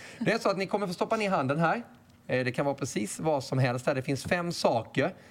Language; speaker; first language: Swedish; native; Swedish